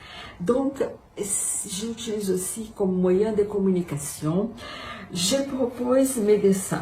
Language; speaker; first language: French; non-native, fluent; Portuguese